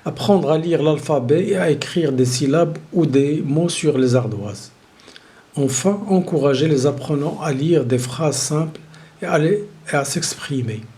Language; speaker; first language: French; non-native, local second language; Arabic